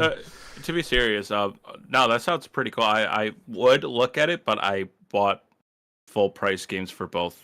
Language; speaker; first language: English; native; English